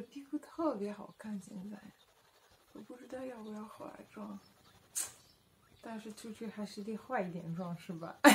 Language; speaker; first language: Chinese; non-native, fluent; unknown